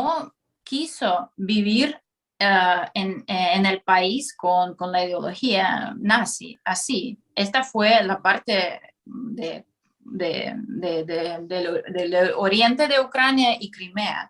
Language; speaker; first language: Spanish; non-native, fluent; Russian